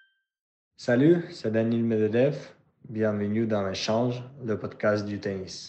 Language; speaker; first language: French; non-native, fluent; Russian